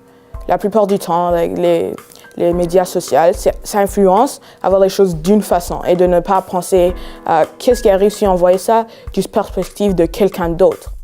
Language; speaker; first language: French; native; French